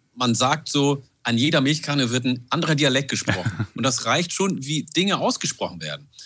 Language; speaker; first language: German; non-native, fluent; Oromo